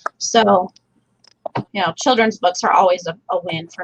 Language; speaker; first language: English; native; English